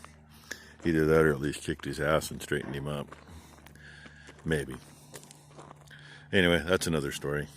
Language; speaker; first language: English; native; English